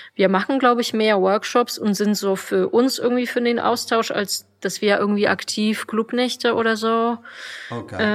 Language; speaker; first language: German; non-native, fluent; Polish